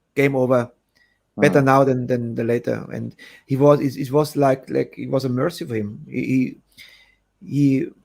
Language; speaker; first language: English; non-native, fluent; German